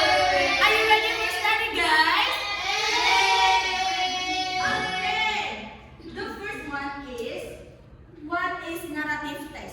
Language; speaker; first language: English; non-native, learner; Indonesian